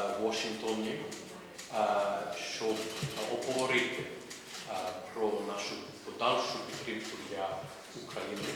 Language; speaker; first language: Ukrainian; non-native, fluent; English